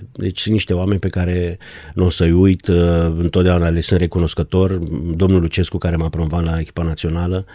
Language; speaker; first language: Romanian; non-native, local second language; German